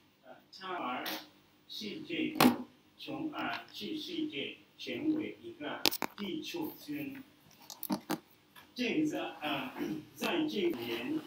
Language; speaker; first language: Chinese; non-native, learner; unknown